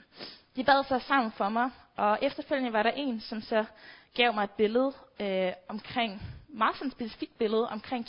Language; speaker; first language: Danish; native; Danish